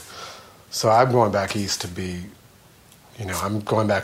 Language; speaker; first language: English; native; English